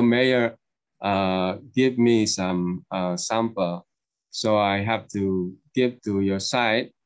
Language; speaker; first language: English; non-native, learner; Indonesian